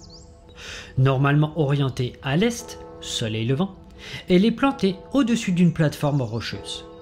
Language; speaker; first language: French; native; French